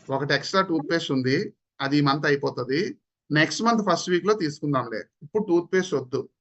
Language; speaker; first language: Telugu; native; Telugu